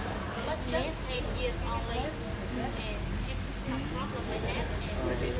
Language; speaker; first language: English; non-native, local second language; Vietnamese